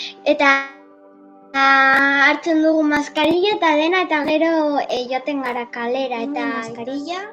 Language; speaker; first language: Basque; non-native, local second language; Spanish